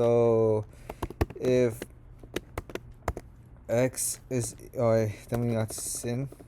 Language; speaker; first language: English; native; English